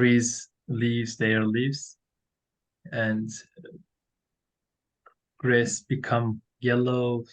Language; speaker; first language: English; non-native, learner; Turkish